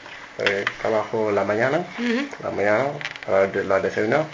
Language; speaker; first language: Spanish; non-native, learner; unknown